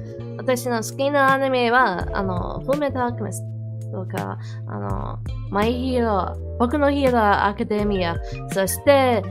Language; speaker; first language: Japanese; non-native, learner; English